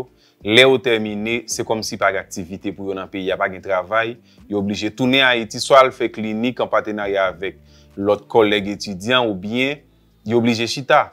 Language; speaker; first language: French; non-native, local second language; Haitian Creole